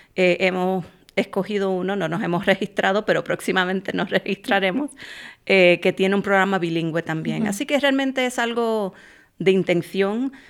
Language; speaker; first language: Spanish; native; Spanish